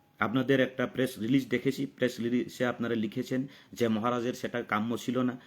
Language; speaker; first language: Bangla; non-native, local second language; Kok Borok